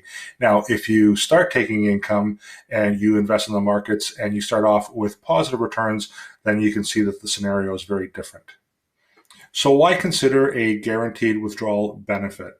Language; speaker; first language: English; native; English